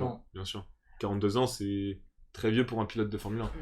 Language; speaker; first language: French; native; French